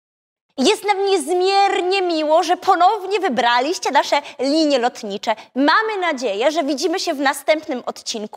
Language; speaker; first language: Polish; native; Polish